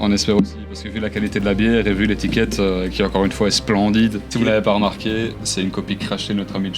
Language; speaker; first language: French; native; French